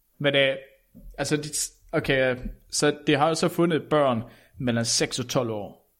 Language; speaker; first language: Danish; native; Danish